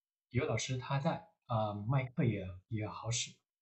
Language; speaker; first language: Chinese; non-native, learner; Indonesian